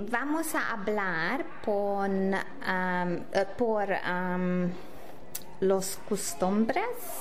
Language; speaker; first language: Spanish; non-native, learner; English